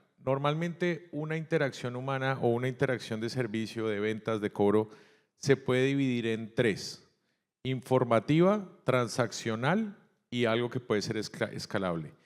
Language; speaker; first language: Spanish; native; Spanish